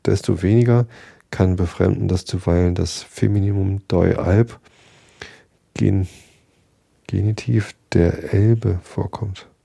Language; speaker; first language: German; native; German